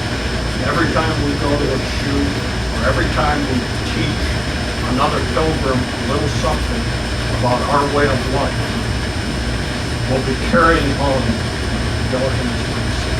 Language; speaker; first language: English; native; English